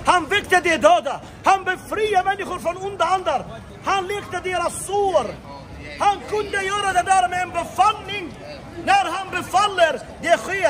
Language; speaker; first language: Swedish; non-native, fluent; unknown